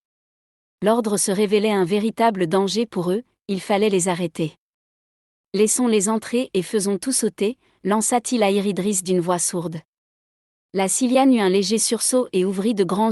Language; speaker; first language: French; native; French